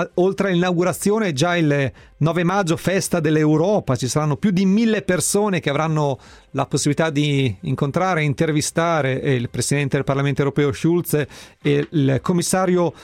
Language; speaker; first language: Italian; native; Italian